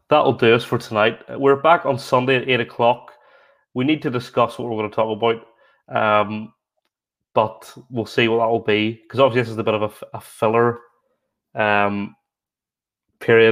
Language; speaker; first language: English; native; English